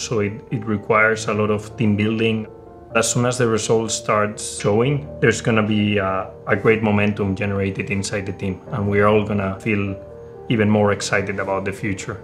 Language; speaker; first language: English; non-native, fluent; Spanish